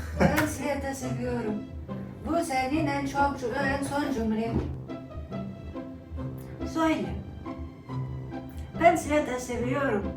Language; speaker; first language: Turkish; non-native, learner; Russian